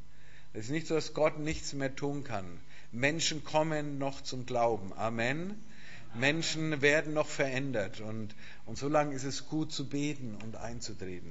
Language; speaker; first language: German; native; German